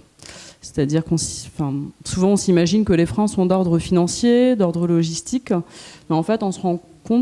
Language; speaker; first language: French; native; French